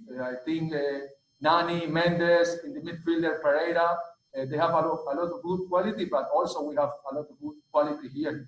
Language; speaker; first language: English; non-native, learner; Spanish